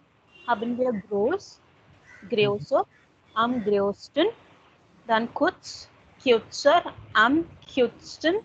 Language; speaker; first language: German; non-native, fluent; Hindi